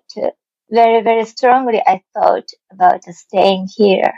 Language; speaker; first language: English; non-native, learner; Japanese